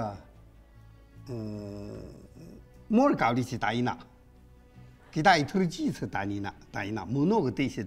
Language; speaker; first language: Russian; non-native, learner; Chinese